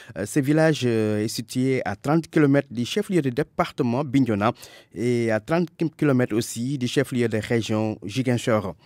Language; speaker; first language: French; non-native, local second language; Wolof